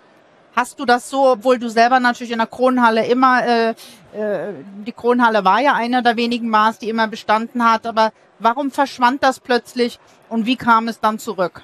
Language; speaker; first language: German; native; German